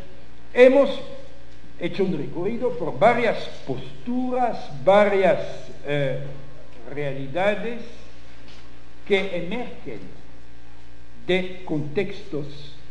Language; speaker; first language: Spanish; non-native, fluent; French